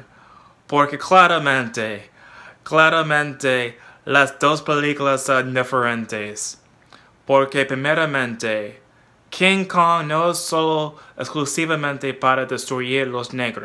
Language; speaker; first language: Spanish; non-native, fluent; English